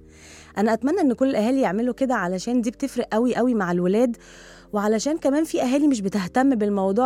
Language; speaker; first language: Arabic; native; Arabic